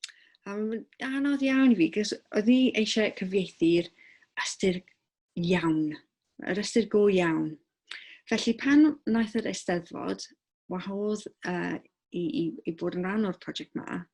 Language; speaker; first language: Welsh; non-native, local second language; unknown